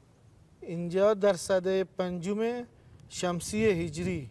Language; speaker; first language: Persian; non-native, learner; Urdu